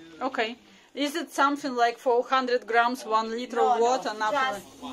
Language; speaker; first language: English; non-native, learner; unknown